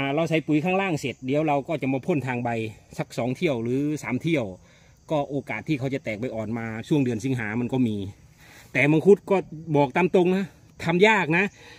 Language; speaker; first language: Thai; native; Thai